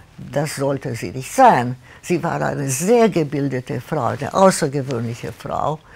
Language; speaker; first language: German; non-native, fluent; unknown